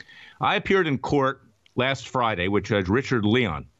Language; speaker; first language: English; native; English